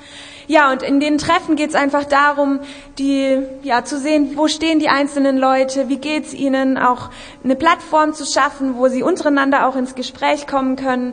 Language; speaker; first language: German; native; German